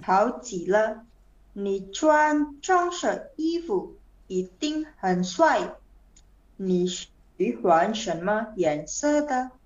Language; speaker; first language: Chinese; non-native, learner; Indonesian